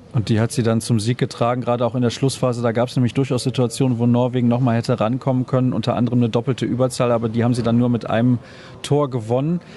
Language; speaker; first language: German; native; German